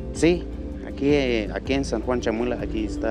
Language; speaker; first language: Spanish; non-native, local second language; Tzotzil